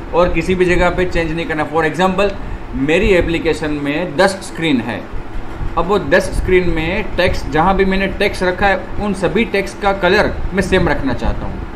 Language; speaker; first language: Hindi; non-native, local second language; Gujarati